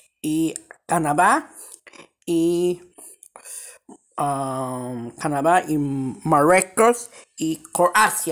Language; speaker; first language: Spanish; early bilingual, heritage; Spanish